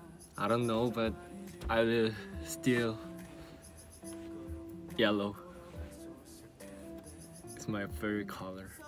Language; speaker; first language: English; non-native, learner; Korean